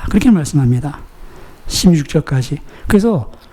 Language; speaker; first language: Korean; native; Korean